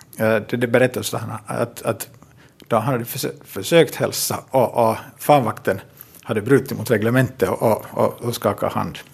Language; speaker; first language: Swedish; native; Swedish